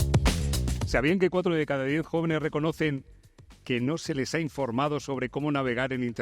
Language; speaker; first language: Spanish; native; Spanish